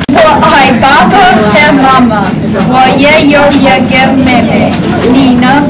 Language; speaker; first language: Chinese; non-native, learner; English